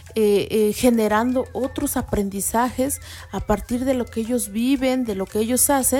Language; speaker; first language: Spanish; native; Spanish